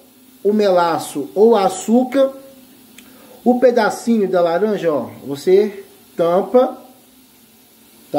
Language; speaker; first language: Portuguese; native; Portuguese